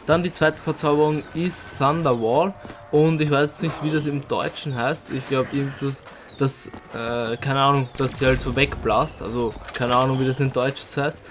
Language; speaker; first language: German; native; German